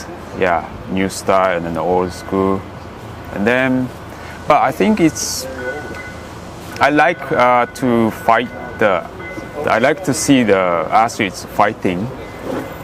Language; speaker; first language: English; non-native, learner; Japanese